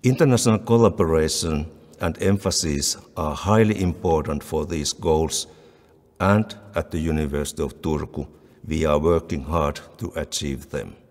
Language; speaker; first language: English; non-native, fluent; Finnish